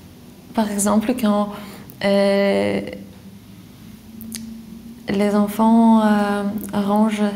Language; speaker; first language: French; non-native, fluent; Lithuanian